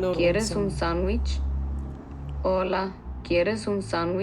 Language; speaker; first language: Spanish; non-native, learner; English